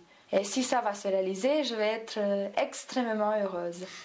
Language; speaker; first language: French; non-native, fluent; Romanian